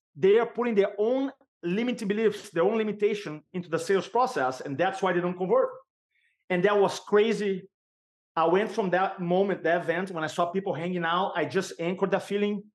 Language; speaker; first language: English; non-native, fluent; Portuguese